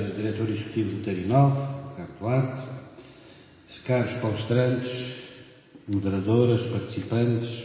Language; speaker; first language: Portuguese; native; Portuguese